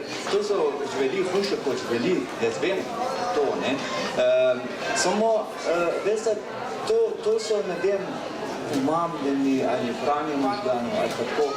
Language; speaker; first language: Slovenian; non-native, local second language; Arabic